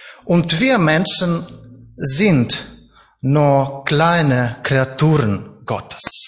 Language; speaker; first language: German; non-native, learner; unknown